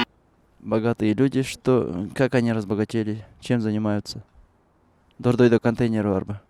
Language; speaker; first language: Russian; non-native, local second language; Kyrgyz